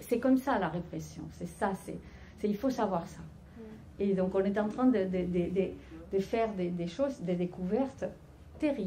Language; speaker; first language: French; non-native, fluent; Spanish